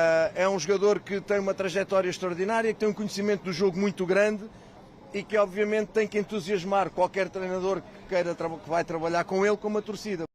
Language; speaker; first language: Portuguese; native; Portuguese